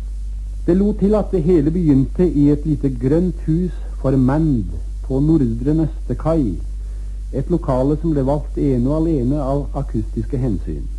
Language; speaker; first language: Norwegian; native; Norwegian